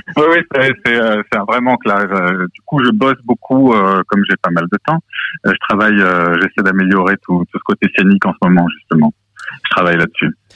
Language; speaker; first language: French; early bilingual, other home language; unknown